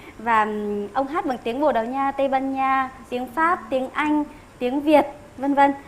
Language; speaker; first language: Vietnamese; native; Vietnamese